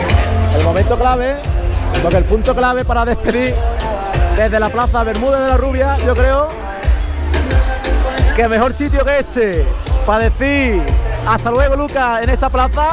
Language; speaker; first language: Spanish; native; Spanish